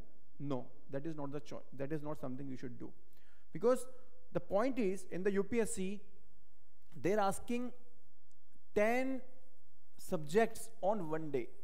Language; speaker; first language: English; non-native, local second language; Hindi